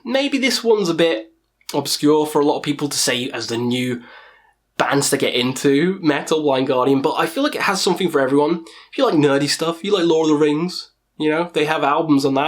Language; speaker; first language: English; native; English